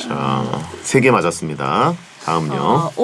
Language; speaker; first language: Korean; native; Korean